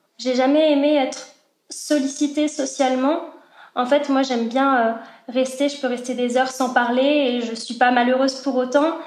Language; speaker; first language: French; native; French